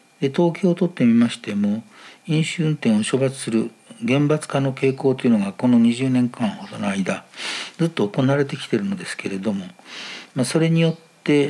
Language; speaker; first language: Japanese; native; Japanese